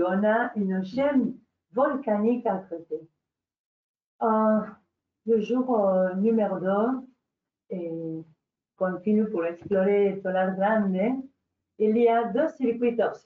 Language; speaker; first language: French; non-native, learner; Spanish